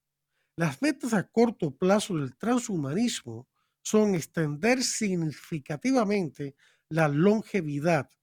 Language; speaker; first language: Spanish; native; Spanish